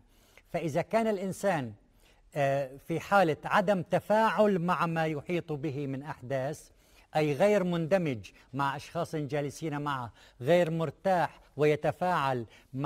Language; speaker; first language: Arabic; native; Arabic